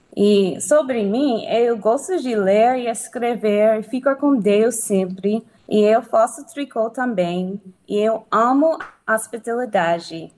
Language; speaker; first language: Portuguese; non-native, learner; English